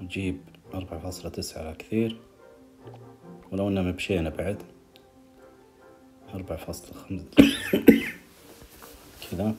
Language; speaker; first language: Arabic; native; Arabic